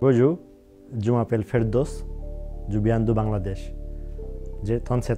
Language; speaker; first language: French; non-native, learner; Bangla